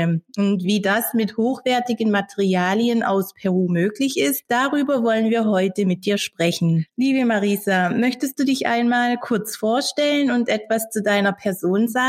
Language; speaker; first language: German; native; German